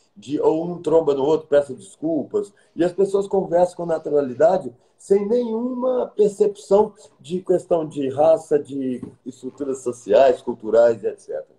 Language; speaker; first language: Portuguese; native; Portuguese